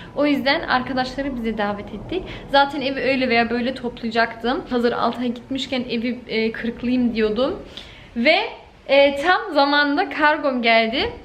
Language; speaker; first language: Turkish; early bilingual, heritage; Turkish